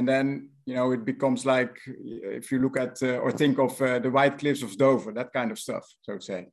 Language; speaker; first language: English; non-native, fluent; Dutch